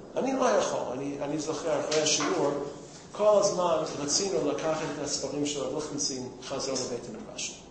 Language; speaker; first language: Hebrew; non-native, fluent; English